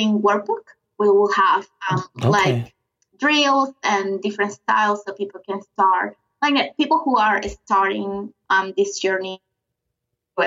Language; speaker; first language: English; non-native, fluent; Spanish